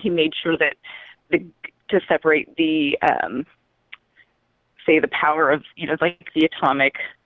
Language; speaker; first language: English; native; English